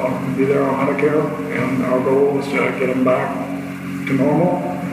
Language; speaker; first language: English; native; English